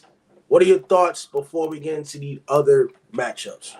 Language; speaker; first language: English; native; English